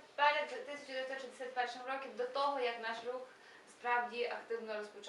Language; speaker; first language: Ukrainian; native; Ukrainian